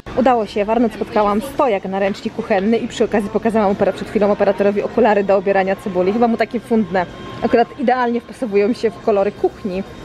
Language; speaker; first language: Polish; native; Polish